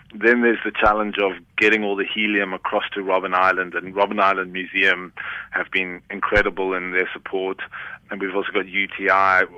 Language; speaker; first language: English; native; English